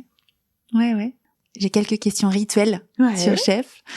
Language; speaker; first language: French; native; French